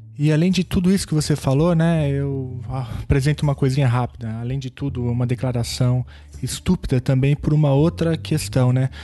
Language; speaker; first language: Portuguese; native; Portuguese